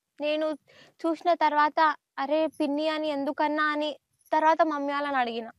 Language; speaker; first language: Telugu; non-native, local second language; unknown